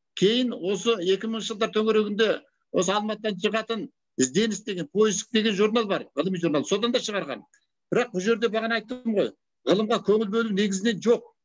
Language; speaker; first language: Kazakh; native; Kazakh